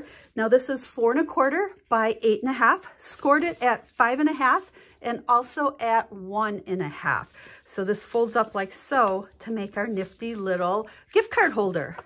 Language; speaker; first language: English; native; English